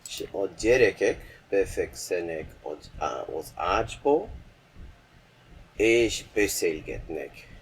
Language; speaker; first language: Hungarian; non-native, learner; English